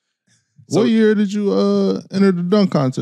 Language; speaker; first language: English; native; English